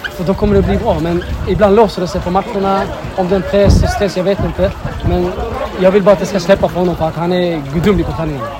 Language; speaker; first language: Swedish; early bilingual, other home language; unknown